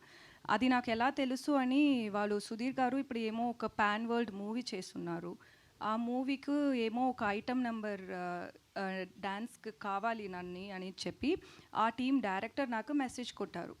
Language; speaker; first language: Telugu; non-native, learner; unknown